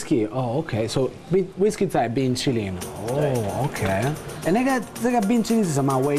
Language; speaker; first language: Chinese; non-native, fluent; Italian